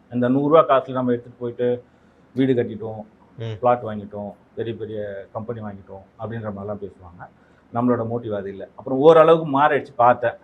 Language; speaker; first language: Tamil; non-native, local second language; Telugu